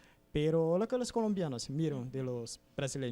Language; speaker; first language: Spanish; non-native, learner; Portuguese